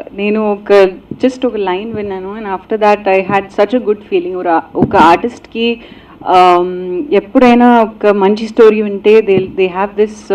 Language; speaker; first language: Telugu; non-native, learner; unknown